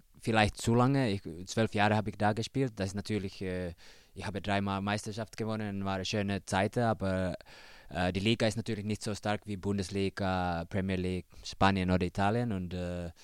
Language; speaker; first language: German; non-native, learner; Finnish